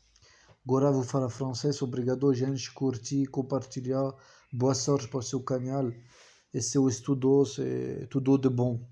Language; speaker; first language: Portuguese; non-native, learner; French